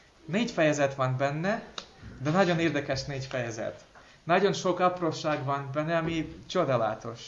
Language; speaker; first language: Hungarian; non-native, fluent; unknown